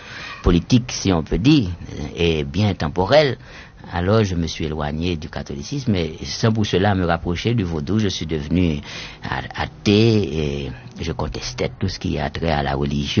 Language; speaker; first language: French; non-native, local second language; Haitian Creole